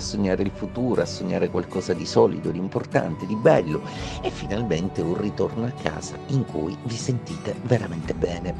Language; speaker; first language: Italian; native; Italian